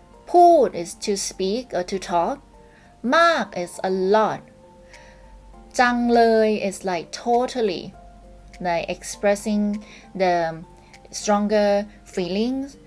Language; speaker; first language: English; non-native, fluent; Thai